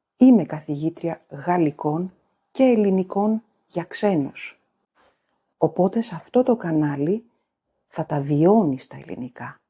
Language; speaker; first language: Greek; native; Greek